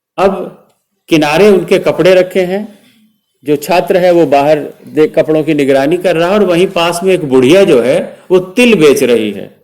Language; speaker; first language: Hindi; native; Hindi